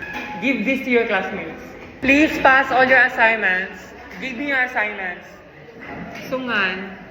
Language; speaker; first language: English; non-native, fluent; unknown